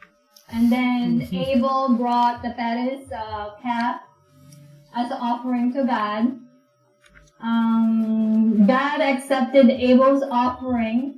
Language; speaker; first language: English; non-native, local second language; Filipino